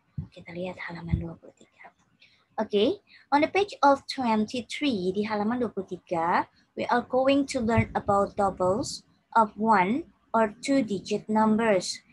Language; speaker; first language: English; non-native, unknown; Indonesian